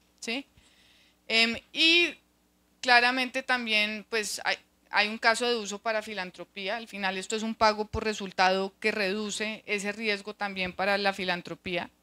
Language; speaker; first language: Spanish; native; Spanish